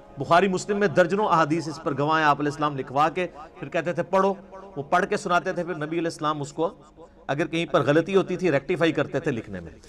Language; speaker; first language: Urdu; non-native, local second language; Punjabi